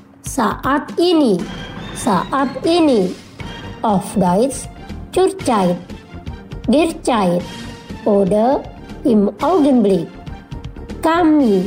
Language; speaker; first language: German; non-native, fluent; Indonesian